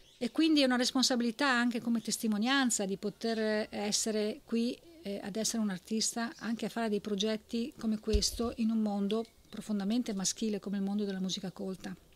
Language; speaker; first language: Italian; native; Italian